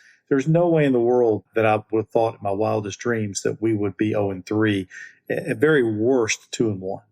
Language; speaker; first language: English; native; English